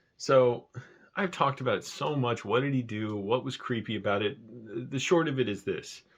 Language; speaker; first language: English; native; English